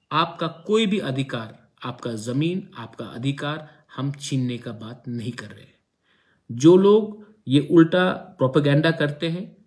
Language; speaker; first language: Hindi; non-native, local second language; Kok Borok